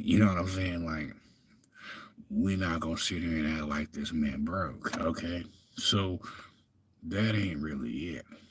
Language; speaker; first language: English; native; English